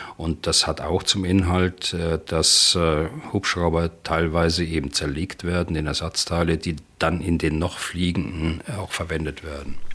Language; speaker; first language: German; native; German